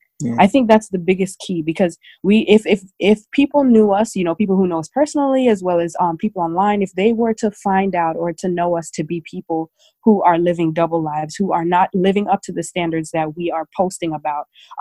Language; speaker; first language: English; native; English